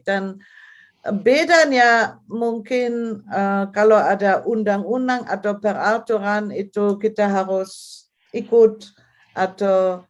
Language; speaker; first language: Indonesian; non-native, fluent; German